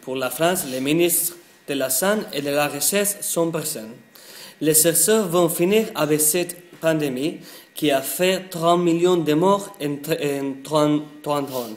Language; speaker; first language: French; non-native, learner; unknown